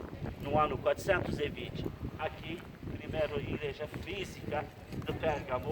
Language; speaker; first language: Portuguese; non-native, fluent; Turkish